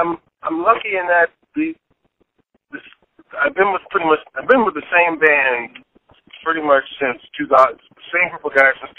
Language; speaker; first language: English; native; English